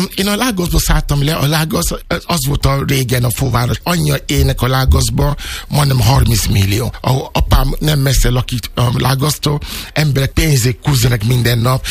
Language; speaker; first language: Hungarian; non-native, learner; Yoruba